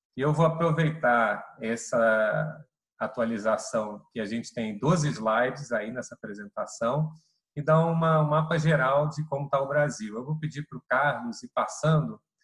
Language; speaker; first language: Portuguese; native; Portuguese